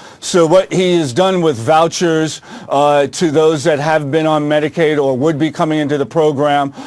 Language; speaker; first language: English; native; English